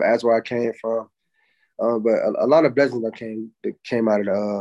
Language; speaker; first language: English; native; English